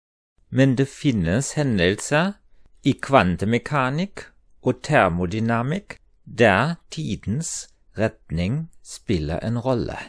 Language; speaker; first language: Norwegian; non-native, fluent; German